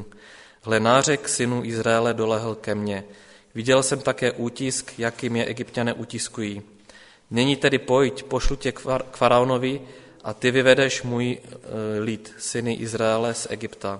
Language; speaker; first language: Czech; non-native, local second language; Polish